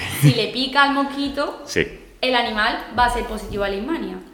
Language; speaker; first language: Spanish; native; Spanish